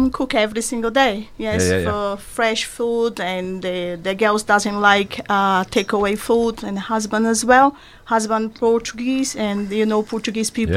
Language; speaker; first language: English; non-native, learner; Portuguese